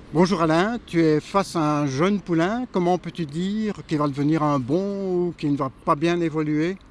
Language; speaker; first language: French; native; French